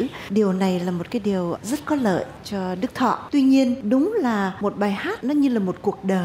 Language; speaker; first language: Vietnamese; native; Vietnamese